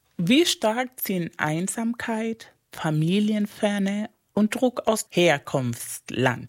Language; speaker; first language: German; non-native, fluent; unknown